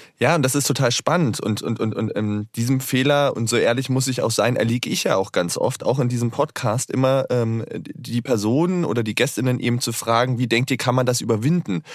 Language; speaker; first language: German; native; German